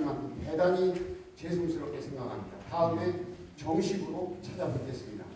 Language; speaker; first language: Korean; native; Korean